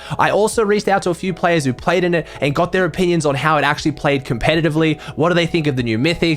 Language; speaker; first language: English; native; English